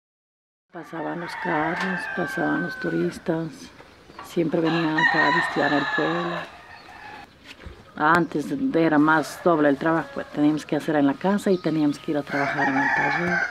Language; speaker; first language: Spanish; native; Spanish